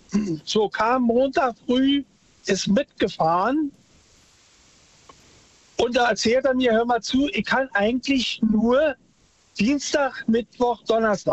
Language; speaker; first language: German; native; German